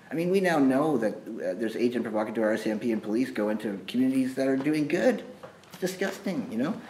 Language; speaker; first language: English; native; English